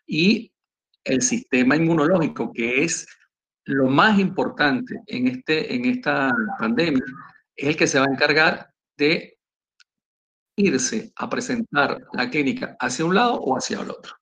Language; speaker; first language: Spanish; native; Spanish